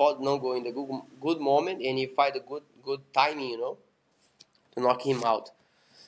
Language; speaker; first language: English; non-native, learner; Portuguese